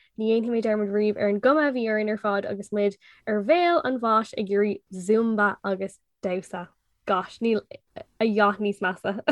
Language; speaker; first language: Irish; non-native, local second language; English